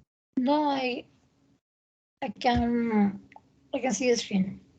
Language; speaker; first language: English; non-native, learner; Spanish